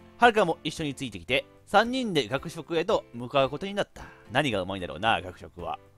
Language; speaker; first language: Japanese; native; Japanese